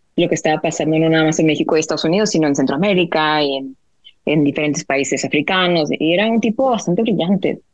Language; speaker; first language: Spanish; native; Spanish